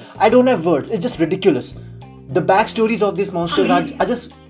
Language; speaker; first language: English; non-native, local second language; Hindi